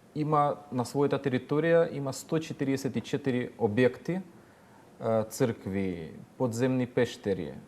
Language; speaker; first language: Macedonian; non-native, fluent; Ukrainian